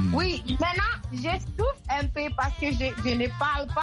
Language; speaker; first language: French; non-native, learner; Akan